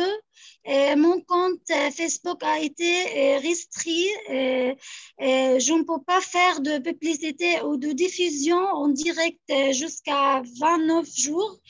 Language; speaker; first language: French; non-native, fluent; Arabic